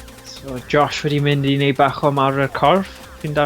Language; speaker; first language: Welsh; native; Welsh